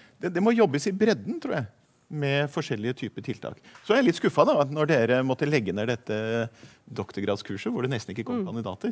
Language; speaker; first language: Norwegian; native; Norwegian